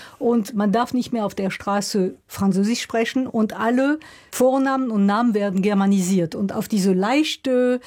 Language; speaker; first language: German; non-native, local second language; Swiss German